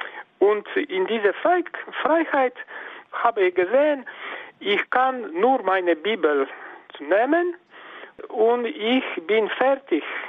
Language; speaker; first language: German; non-native, fluent; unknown